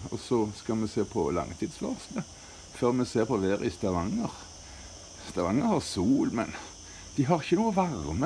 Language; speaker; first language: Norwegian; native; Norwegian